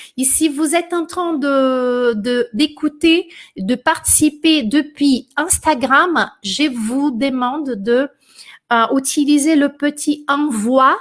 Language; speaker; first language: French; non-native, fluent; Portuguese